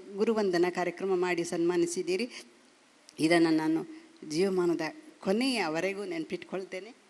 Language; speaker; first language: Kannada; native; Kannada